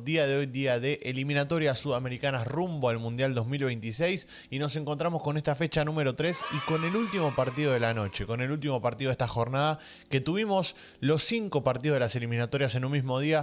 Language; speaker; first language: Spanish; native; Spanish